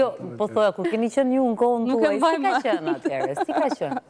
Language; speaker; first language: Albanian; native; Albanian